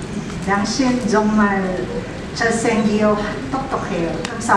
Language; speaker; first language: Korean; non-native, learner; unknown